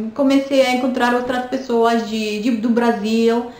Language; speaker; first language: Portuguese; non-native, fluent; Romanian